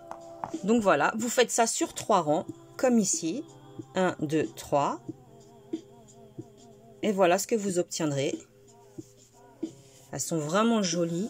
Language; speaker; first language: French; native; French